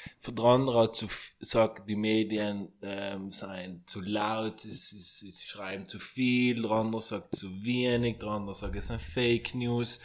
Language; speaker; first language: German; native; German